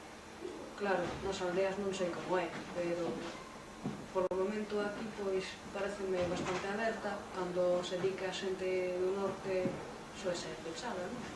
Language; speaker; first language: Galician; non-native, fluent; French